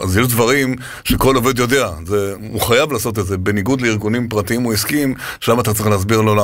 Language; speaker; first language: Hebrew; native; Hebrew